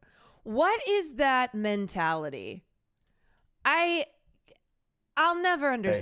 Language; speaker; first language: English; native; English